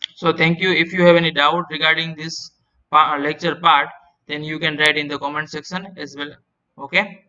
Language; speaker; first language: English; non-native, local second language; Gujarati